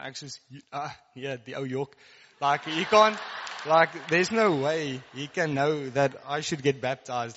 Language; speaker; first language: English; non-native, local second language; Afrikaans